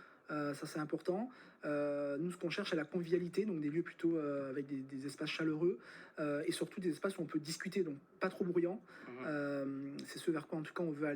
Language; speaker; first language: French; native; French